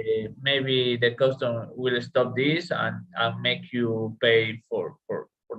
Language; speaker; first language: English; non-native, learner; Spanish